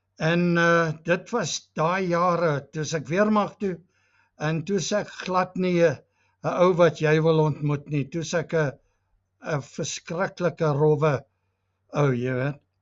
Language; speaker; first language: Afrikaans; non-native, local second language; English